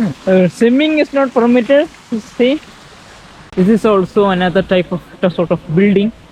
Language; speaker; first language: English; non-native, local second language; Malayalam